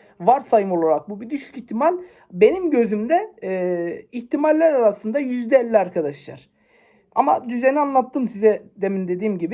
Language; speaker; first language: Turkish; native; Turkish